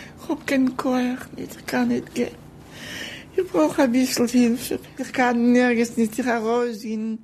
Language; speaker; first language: German; non-native, learner; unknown